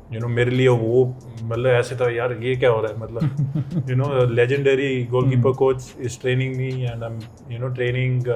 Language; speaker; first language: English; non-native, local second language; Punjabi